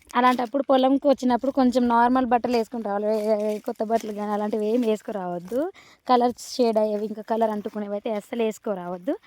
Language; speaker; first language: Telugu; non-native, local second language; Lambadi